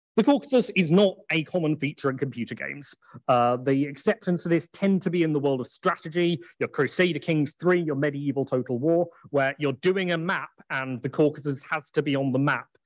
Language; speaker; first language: English; native; English